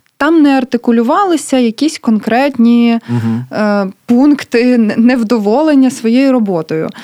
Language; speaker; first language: Ukrainian; native; Ukrainian